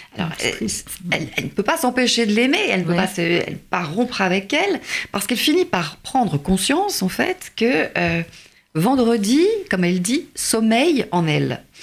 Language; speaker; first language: French; native; French